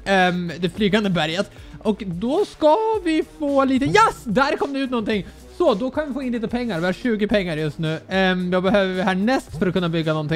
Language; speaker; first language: Swedish; native; Swedish